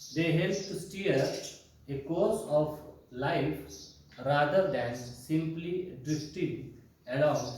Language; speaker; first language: English; non-native, local second language; Marathi